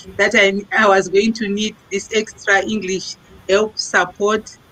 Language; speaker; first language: English; non-native, local second language; Shona